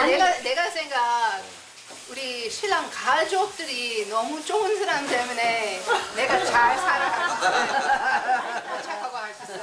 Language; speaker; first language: Korean; non-native, learner; English